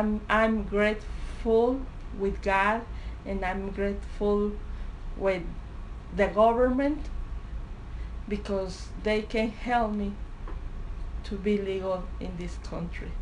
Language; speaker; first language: English; non-native, learner; Spanish